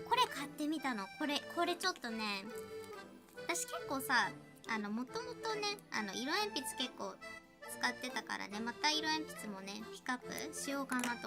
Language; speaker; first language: Japanese; native; Japanese